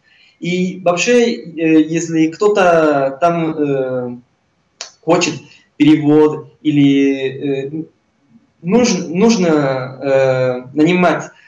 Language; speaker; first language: Russian; non-native, fluent; Spanish